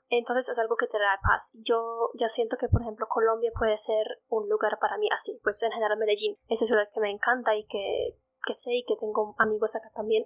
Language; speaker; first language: Spanish; non-native, fluent; Polish